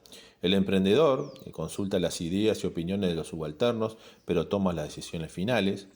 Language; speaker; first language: Spanish; native; Spanish